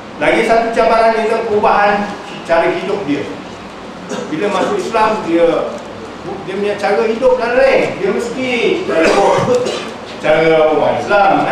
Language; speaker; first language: Malay; non-native, local second language; Chinese